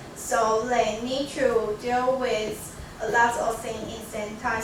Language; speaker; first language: English; non-native, learner; Chinese